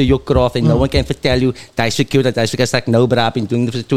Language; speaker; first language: English; native; English